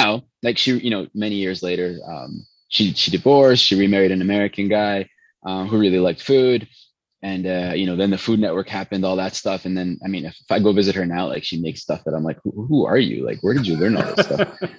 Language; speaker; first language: English; early bilingual, other home language; Spanish